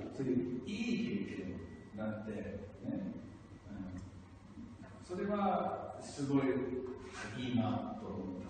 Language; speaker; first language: Japanese; non-native, fluent; English